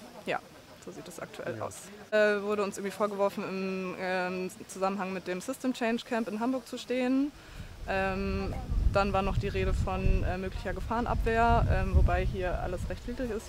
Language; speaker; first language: German; native; German